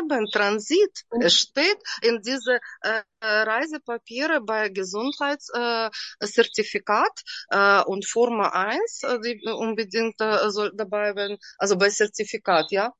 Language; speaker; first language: German; non-native, learner; Russian